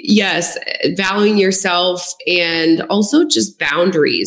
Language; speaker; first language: English; native; English